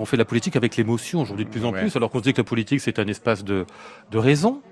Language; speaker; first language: French; native; French